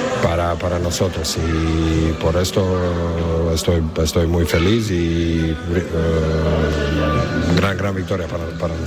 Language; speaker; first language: Spanish; non-native, learner; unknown